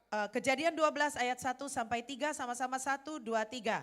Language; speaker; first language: Indonesian; native; Indonesian